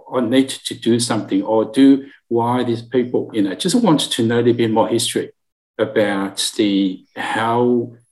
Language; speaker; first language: English; non-native, learner; Chinese